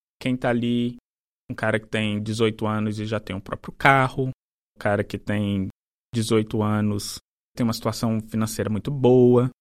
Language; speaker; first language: Portuguese; native; Portuguese